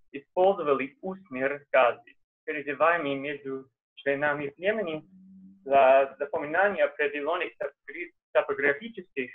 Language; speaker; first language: Russian; non-native, fluent; English